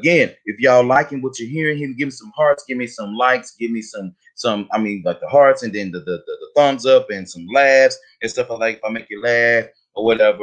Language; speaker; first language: English; native; English